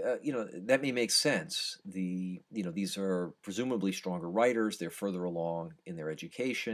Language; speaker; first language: English; native; English